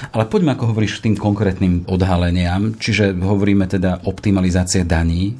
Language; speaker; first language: Slovak; native; Slovak